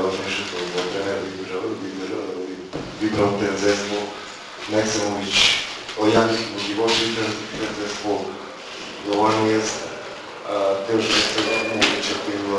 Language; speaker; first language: Polish; non-native, learner; Russian